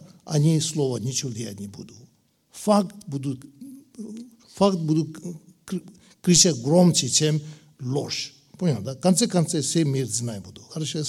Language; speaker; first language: Russian; non-native, learner; Tibetan